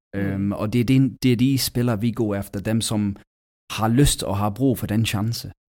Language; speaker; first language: Danish; non-native, fluent; English